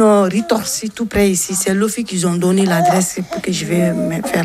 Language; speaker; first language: French; non-native, local second language; Bambara